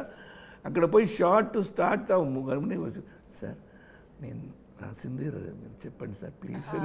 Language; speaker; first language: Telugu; non-native, local second language; Tamil